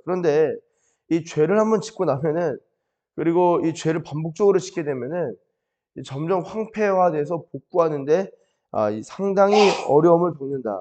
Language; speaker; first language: Korean; native; Korean